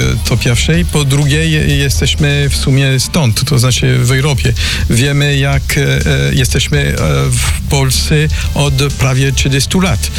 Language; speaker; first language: Polish; non-native, fluent; French